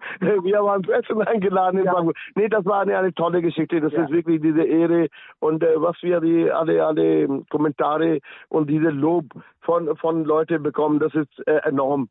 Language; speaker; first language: German; non-native, fluent; Punjabi